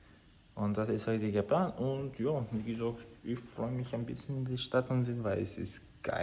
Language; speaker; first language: German; non-native, fluent; Croatian